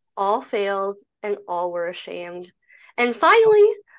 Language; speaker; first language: English; native; English